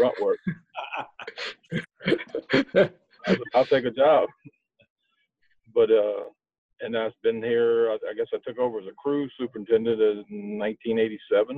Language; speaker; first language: English; native; English